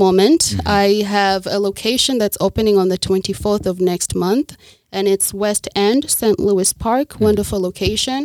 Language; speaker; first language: English; non-native, local second language; Kinyarwanda